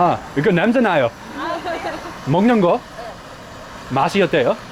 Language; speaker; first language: Korean; non-native, learner; Dutch